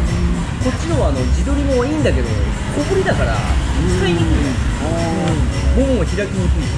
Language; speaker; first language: Japanese; native; Japanese